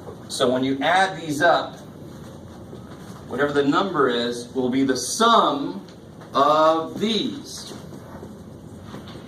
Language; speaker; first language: English; native; English